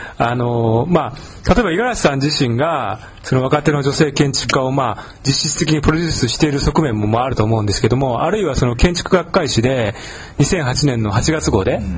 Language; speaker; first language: Japanese; native; Japanese